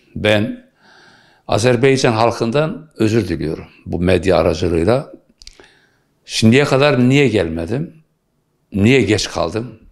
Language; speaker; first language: Turkish; native; Turkish